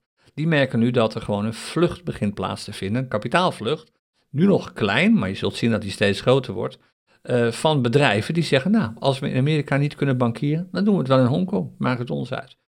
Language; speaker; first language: Dutch; native; Dutch